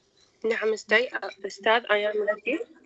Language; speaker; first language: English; non-native, learner; Arabic